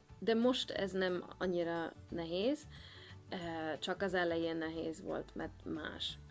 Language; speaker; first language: Hungarian; non-native, learner; Swedish